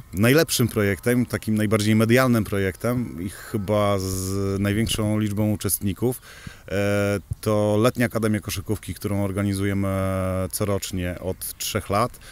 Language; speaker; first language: Polish; native; Polish